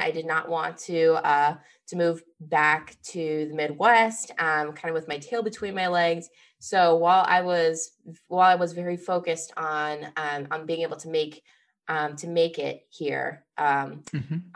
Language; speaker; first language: English; native; English